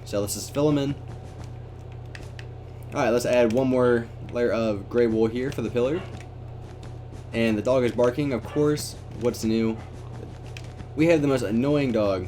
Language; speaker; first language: English; native; English